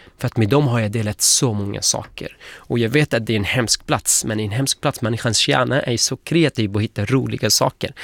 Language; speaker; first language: Swedish; non-native, fluent; Arabic